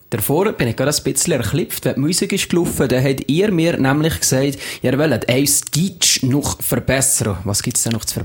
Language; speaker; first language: German; native; German